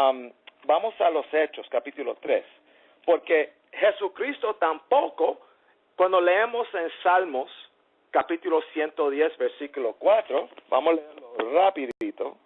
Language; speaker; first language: Spanish; early bilingual, heritage; English